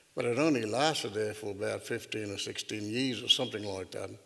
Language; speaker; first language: English; native; English